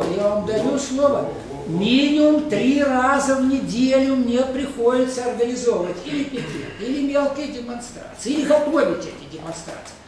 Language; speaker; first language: Russian; native; Russian